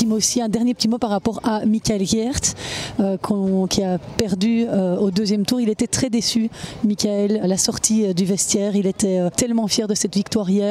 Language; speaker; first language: French; native; French